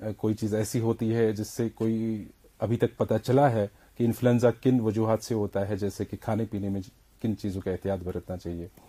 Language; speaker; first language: Hindi; non-native, local second language; Kashmiri